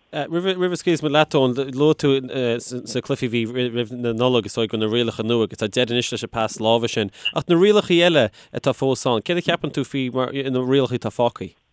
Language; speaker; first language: Irish; native; Irish